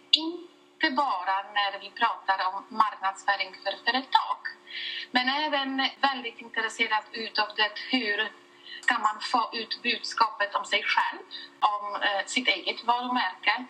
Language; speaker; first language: Swedish; non-native, fluent; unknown